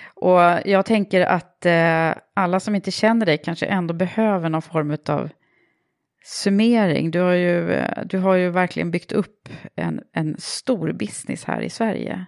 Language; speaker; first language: Swedish; native; Swedish